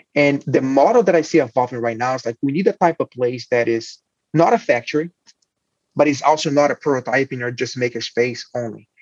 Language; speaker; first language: English; non-native, fluent; Portuguese